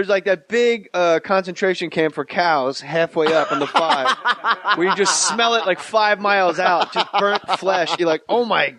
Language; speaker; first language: English; native; English